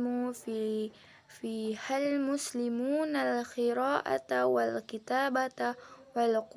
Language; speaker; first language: Arabic; non-native, learner; Indonesian